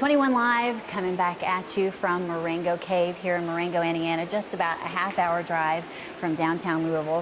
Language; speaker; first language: English; native; English